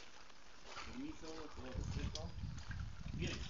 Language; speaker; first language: Spanish; native; Spanish